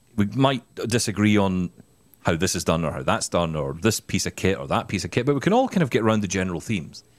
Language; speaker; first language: English; native; English